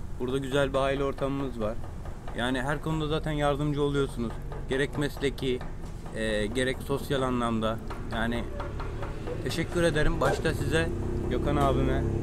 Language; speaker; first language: Turkish; native; Turkish